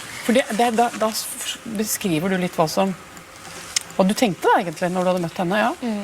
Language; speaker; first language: Norwegian; native; Norwegian